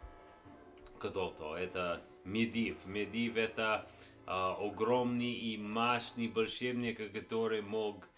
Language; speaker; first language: Russian; non-native, learner; English